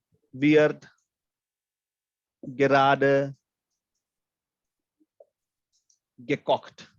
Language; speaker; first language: German; non-native, fluent; Hindi